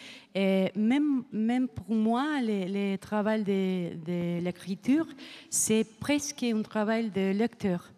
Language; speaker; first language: French; non-native, learner; Spanish